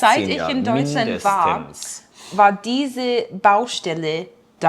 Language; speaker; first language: German; non-native, fluent; English